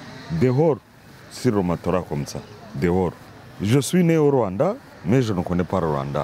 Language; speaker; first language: French; non-native, local second language; Kinyarwanda